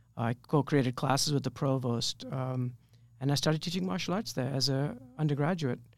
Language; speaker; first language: English; native; English